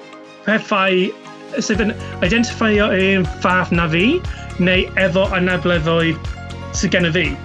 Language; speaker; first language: Welsh; non-native, local second language; English